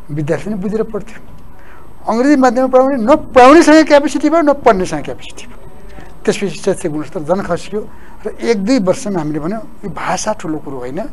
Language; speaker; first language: Nepali; native; Nepali